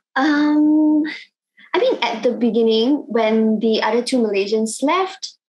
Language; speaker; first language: English; non-native, local second language; Cantonese